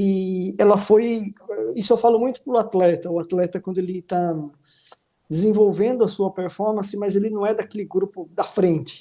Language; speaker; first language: Portuguese; native; Portuguese